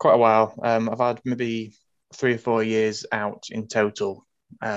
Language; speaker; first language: English; native; English